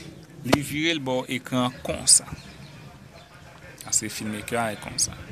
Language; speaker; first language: French; non-native, local second language; Haitian Creole